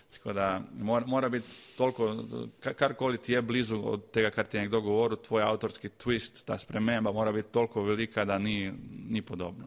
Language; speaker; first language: Slovenian; early bilingual, other home language; Croatian